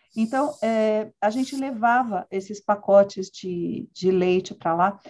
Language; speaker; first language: Portuguese; early bilingual, other home language; Spanish